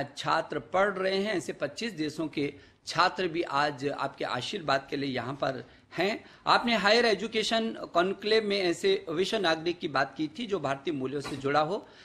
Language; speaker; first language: Hindi; native; Hindi